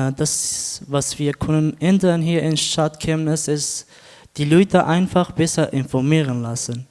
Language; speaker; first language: German; non-native, learner; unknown